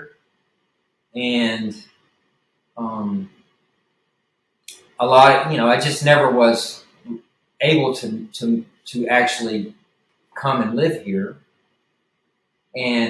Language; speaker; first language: English; native; English